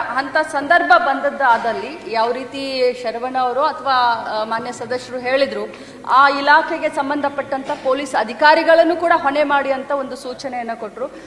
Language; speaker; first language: Kannada; native; Kannada